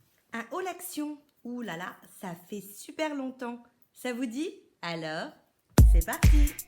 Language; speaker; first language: French; native; French